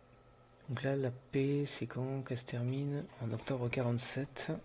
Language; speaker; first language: French; native; French